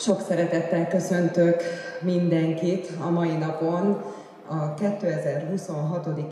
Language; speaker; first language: Hungarian; native; Hungarian